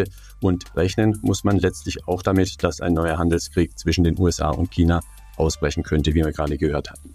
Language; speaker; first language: German; native; German